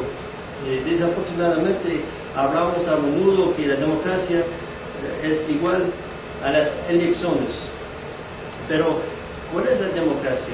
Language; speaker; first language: Spanish; non-native, fluent; English